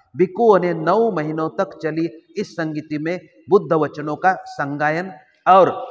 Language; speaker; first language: Hindi; non-native, local second language; Marathi